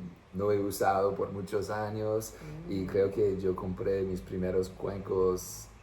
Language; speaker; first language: Spanish; non-native, fluent; English